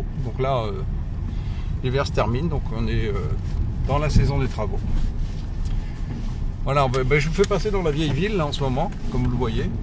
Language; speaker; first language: French; native; French